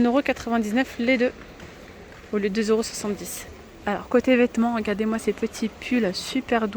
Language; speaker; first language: French; native; French